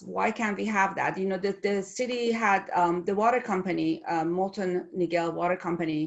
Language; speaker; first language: English; non-native, fluent; Persian